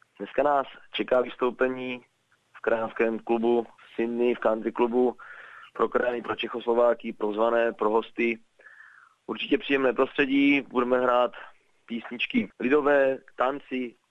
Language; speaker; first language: Czech; native; Czech